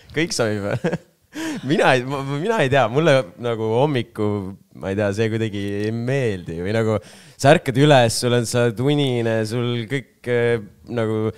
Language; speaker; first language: Estonian; non-native, local second language; Russian